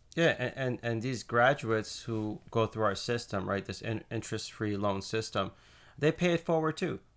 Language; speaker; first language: English; native; English